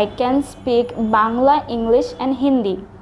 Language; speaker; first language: English; non-native, local second language; Bangla